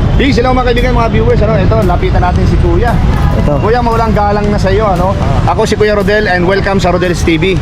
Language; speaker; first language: Filipino; native; Filipino